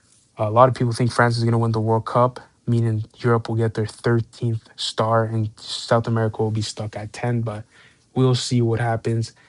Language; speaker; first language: English; native; English